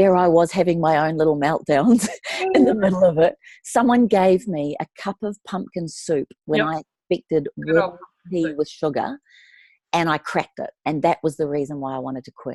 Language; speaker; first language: English; native; English